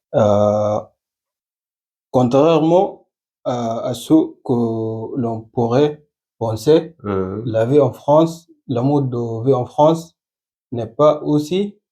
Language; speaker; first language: French; non-native, learner; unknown